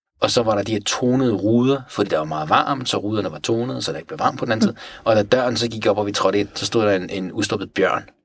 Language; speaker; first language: Danish; early bilingual, other home language; Persian